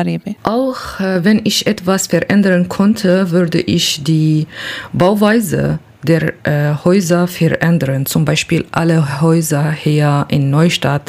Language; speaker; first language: German; non-native, learner; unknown